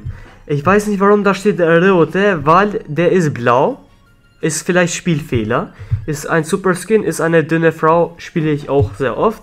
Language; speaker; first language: German; non-native, learner; Albanian